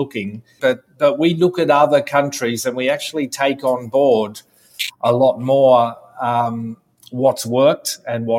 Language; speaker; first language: English; native; English